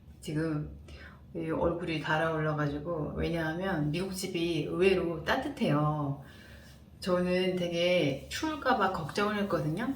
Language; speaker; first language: Korean; native; Korean